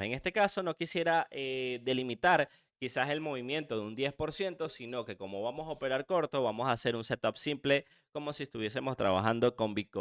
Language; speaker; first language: Spanish; native; Spanish